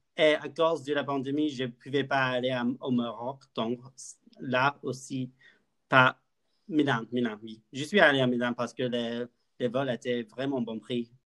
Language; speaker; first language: French; non-native, learner; English